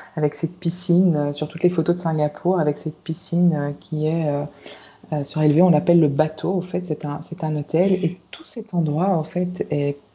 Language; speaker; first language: French; native; French